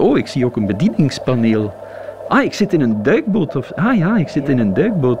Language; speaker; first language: Dutch; native; Dutch